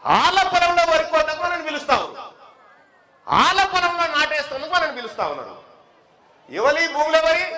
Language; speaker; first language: Telugu; native; Telugu